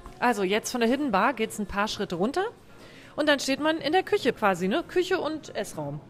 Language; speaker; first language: German; native; German